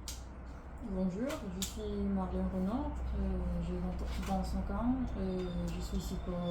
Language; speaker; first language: French; non-native, learner; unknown